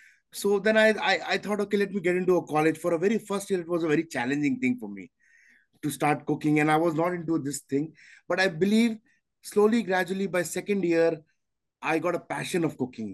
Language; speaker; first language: English; non-native, local second language; Punjabi